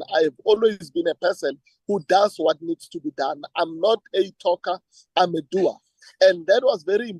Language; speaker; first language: English; non-native, local second language; Tswana